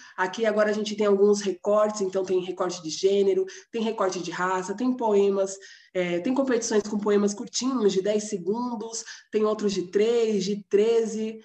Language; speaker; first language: Portuguese; native; Portuguese